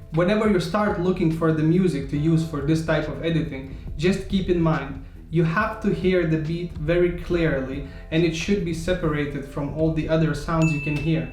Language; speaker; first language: English; non-native, fluent; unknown